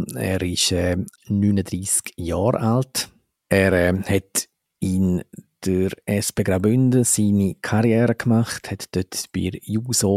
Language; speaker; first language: German; native; German